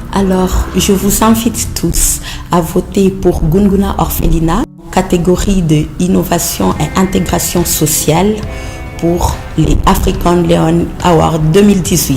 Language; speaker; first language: French; non-native, local second language; Swahili